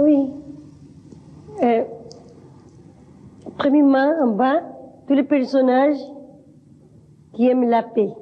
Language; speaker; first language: French; non-native, learner; Spanish